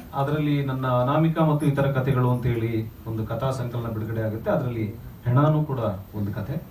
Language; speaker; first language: Kannada; native; Kannada